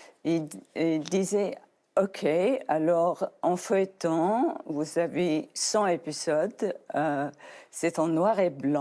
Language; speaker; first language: French; non-native, fluent; English